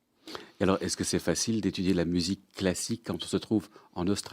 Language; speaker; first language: French; native; French